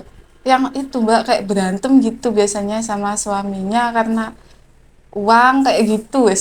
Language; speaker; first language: Indonesian; non-native, local second language; Javanese